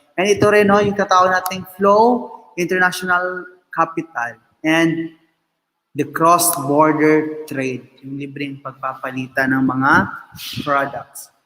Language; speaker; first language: Filipino; non-native, local second language; Hiligaynon